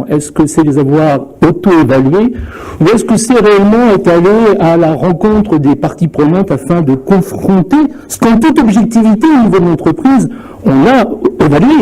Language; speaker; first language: French; native; French